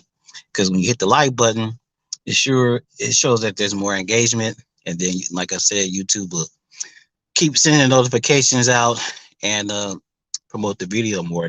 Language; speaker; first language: English; native; English